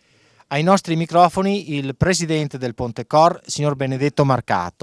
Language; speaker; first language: Italian; native; Italian